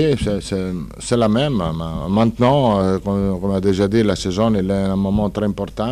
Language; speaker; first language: French; non-native, learner; Italian